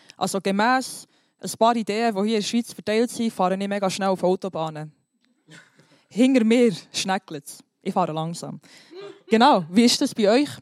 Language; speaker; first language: German; early bilingual, other home language; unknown